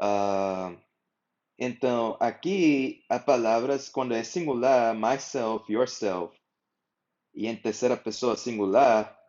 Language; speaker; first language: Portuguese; non-native, fluent; English